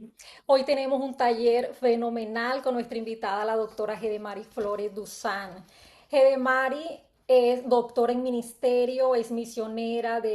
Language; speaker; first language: Spanish; native; Spanish